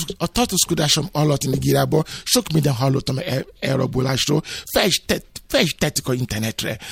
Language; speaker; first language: Hungarian; non-native, learner; Yoruba